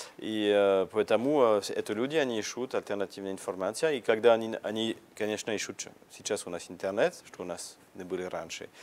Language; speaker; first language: Russian; non-native, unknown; French